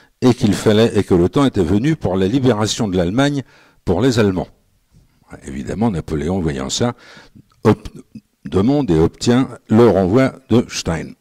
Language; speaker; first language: French; native; French